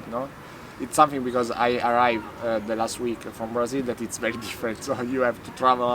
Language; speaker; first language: English; non-native, learner; Italian